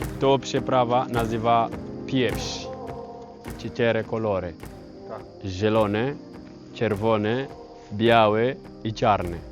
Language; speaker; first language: Polish; non-native, learner; Swahili